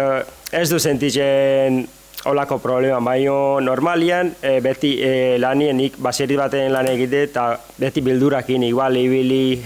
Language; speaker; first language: Basque; non-native, learner; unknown